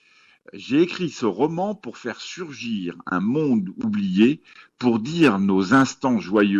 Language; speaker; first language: French; native; French